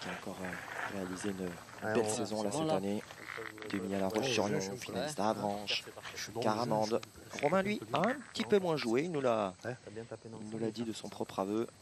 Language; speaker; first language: French; native; French